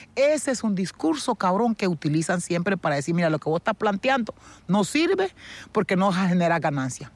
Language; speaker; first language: Spanish; native; Spanish